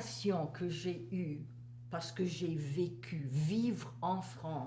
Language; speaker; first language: French; native; French